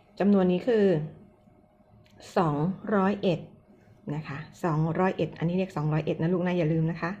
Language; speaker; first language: Thai; native; Thai